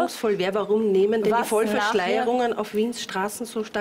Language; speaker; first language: German; native; German